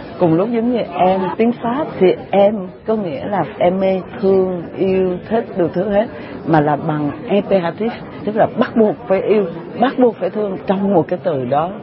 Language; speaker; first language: Vietnamese; early bilingual, other home language; French